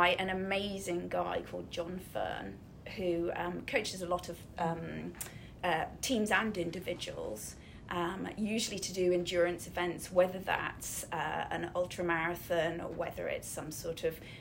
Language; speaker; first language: English; native; English